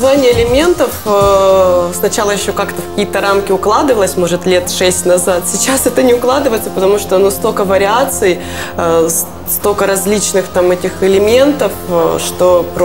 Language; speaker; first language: Russian; native; Russian